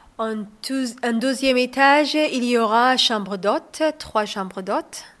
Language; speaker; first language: French; non-native, learner; Somali